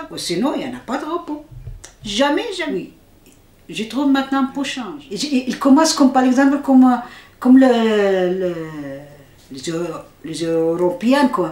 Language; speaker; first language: French; non-native, learner; Arabic